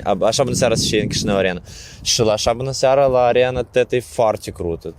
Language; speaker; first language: Romanian; non-native, learner; Ukrainian